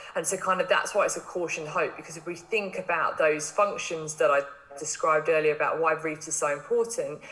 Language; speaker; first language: English; native; English